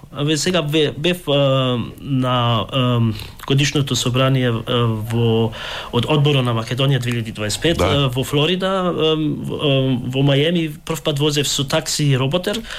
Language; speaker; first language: Macedonian; early bilingual, heritage; Macedonian